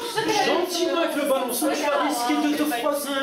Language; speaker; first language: French; native; French